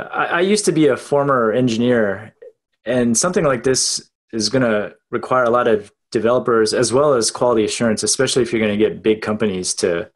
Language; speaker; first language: English; native; English